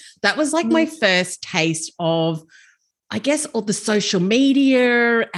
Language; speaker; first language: English; native; English